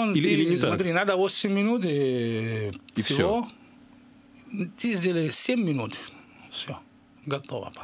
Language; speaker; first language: Russian; non-native, fluent; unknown